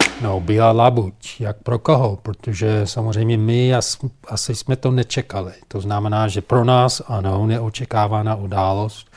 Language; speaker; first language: Czech; non-native, fluent; English